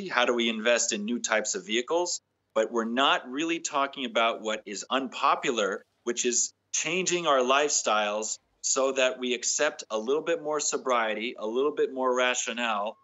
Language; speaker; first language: English; native; English